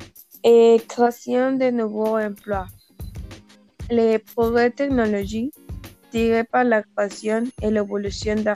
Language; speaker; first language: French; non-native, learner; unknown